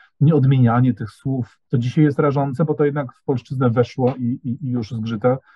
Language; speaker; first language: Polish; native; Polish